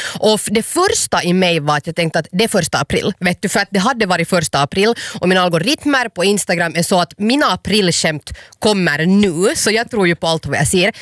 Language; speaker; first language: Swedish; native; Swedish